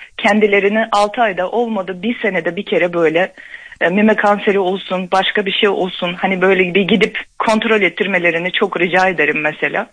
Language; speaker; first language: Turkish; non-native, fluent; Uzbek